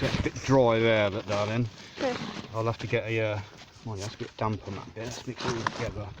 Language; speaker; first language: English; native; English